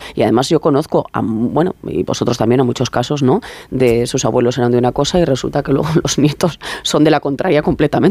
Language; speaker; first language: Spanish; native; Spanish